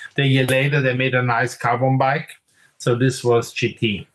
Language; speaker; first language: English; non-native, fluent; German